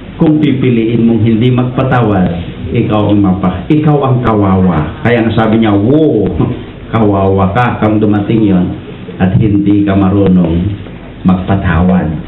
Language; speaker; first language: Filipino; non-native, local second language; Iloko